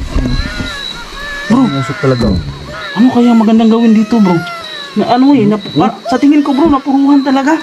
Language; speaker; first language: Filipino; native; Filipino